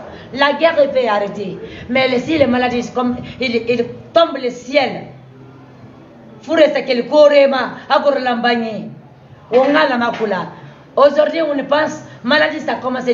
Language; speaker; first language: French; non-native, local second language; Susu